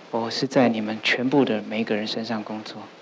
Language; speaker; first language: Chinese; native; Chinese